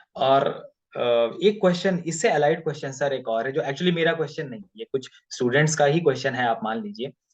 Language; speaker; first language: Hindi; native; Hindi